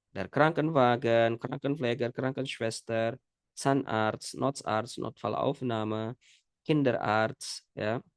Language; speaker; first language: German; non-native, fluent; Indonesian